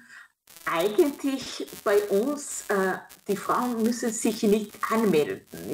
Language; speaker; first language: German; non-native, fluent; Kinyarwanda